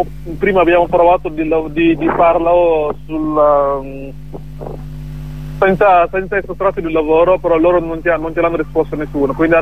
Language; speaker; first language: Italian; non-native, learner; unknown